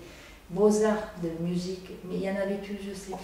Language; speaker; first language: French; non-native, learner; Japanese